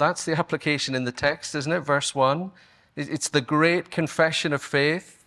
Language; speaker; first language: English; native; English